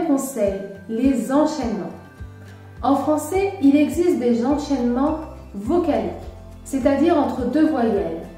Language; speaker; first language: French; native; French